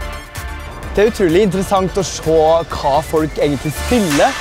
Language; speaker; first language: Norwegian; native; Norwegian